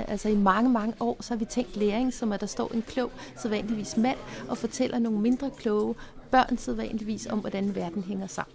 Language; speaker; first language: Danish; native; Danish